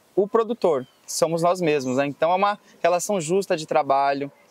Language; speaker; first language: Portuguese; native; Portuguese